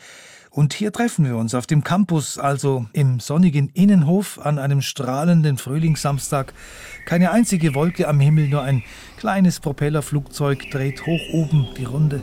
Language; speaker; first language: German; native; German